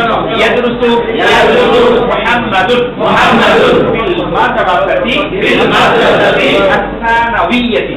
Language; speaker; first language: Arabic; non-native, fluent; Bangla